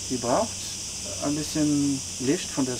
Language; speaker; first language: German; non-native, fluent; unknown